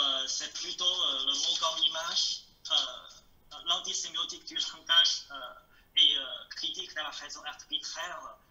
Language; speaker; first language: French; non-native, learner; Chinese